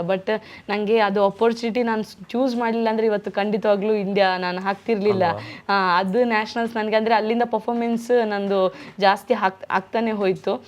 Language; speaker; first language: Kannada; non-native, local second language; Tulu